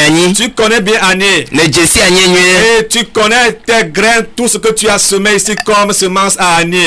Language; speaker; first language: French; non-native, local second language; Ewe